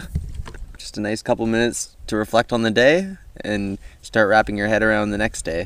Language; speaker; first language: English; native; English